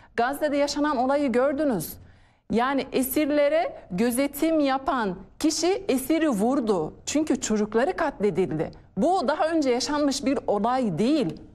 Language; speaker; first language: Turkish; non-native, fluent; Arabic